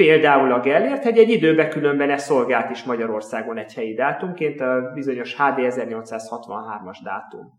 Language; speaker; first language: Hungarian; native; Hungarian